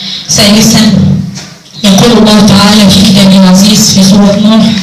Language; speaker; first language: Arabic; native; Arabic